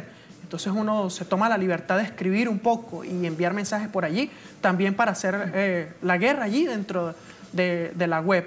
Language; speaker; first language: Spanish; native; Spanish